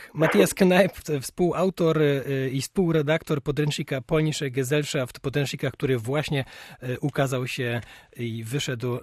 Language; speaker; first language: Polish; native; Polish